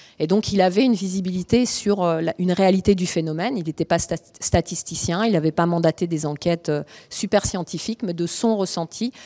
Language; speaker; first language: French; early bilingual, other home language; Romanian